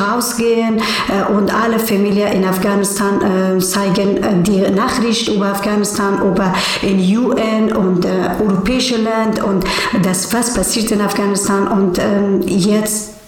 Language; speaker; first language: German; non-native, learner; Persian